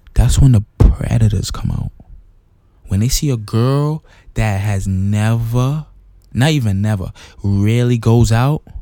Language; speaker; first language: English; non-native, local second language; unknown